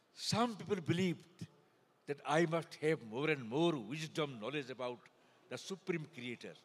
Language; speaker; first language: English; non-native, local second language; Odia